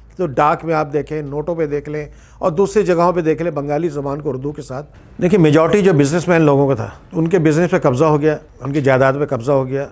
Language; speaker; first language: Urdu; native; Urdu